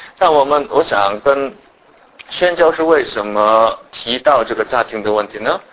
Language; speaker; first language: Chinese; non-native, fluent; Korean